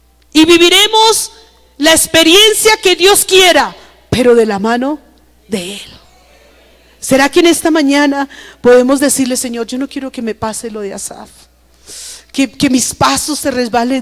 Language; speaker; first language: Spanish; native; Spanish